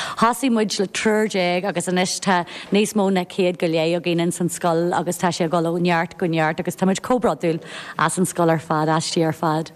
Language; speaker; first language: Irish; non-native, local second language; English